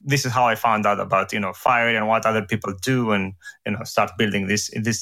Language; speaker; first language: English; non-native, fluent; Greek